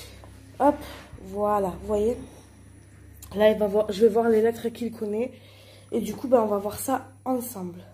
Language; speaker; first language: French; native; French